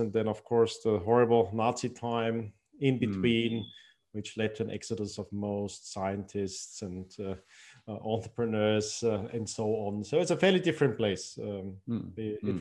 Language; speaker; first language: English; non-native, fluent; German